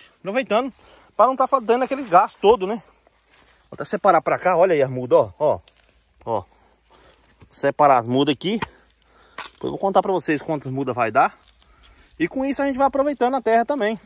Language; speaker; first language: Portuguese; native; Portuguese